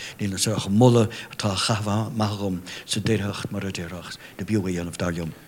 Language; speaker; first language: Irish; non-native, local second language; English